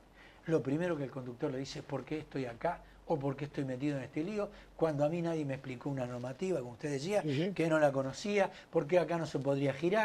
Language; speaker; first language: Spanish; native; Spanish